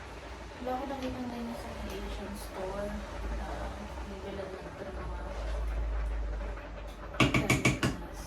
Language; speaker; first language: Filipino; native; Filipino